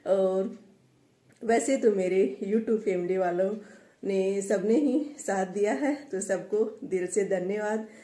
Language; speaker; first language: Hindi; native; Hindi